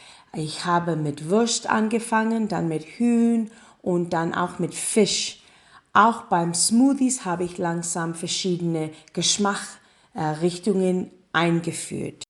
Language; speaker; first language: German; non-native, learner; English